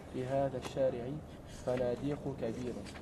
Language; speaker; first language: Arabic; non-native, learner; French